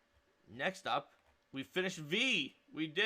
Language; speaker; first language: English; native; English